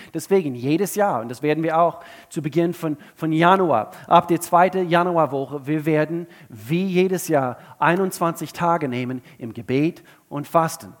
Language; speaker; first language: German; non-native, fluent; English